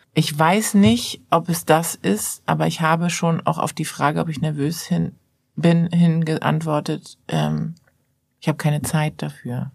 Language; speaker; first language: German; early bilingual, other home language; Persian